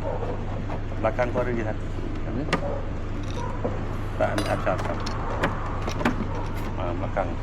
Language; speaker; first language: Malay; native; Malay